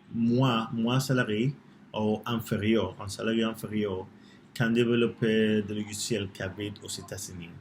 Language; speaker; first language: French; non-native, learner; Spanish